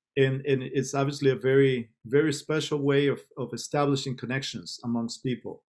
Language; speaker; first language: English; non-native, fluent; Spanish